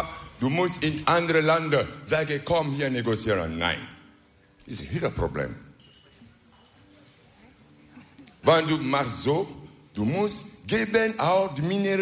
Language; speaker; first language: Dutch; non-native, learner; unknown